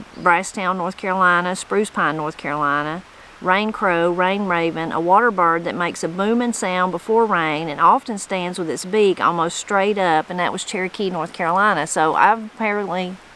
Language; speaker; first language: English; native; English